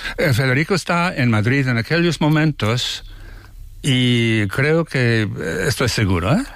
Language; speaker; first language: Spanish; non-native, fluent; English